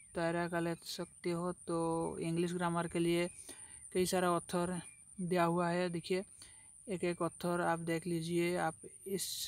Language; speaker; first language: Hindi; non-native, local second language; Assamese